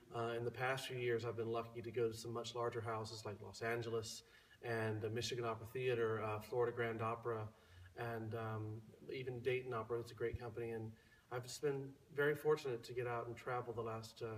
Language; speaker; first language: English; native; English